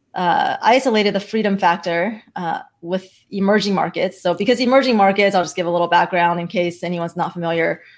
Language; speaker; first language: English; early bilingual, other home language; Chinese